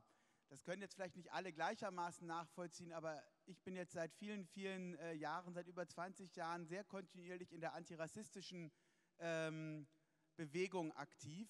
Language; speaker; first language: German; native; German